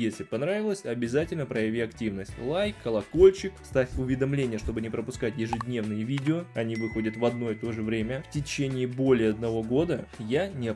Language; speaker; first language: Russian; native; Russian